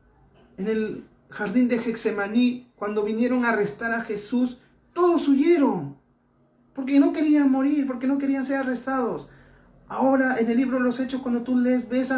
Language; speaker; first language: Spanish; native; Spanish